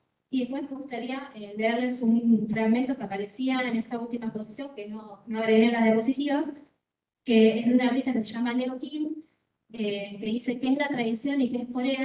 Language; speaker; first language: Spanish; native; Spanish